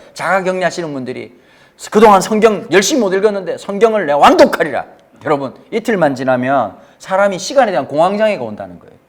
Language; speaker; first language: Korean; native; Korean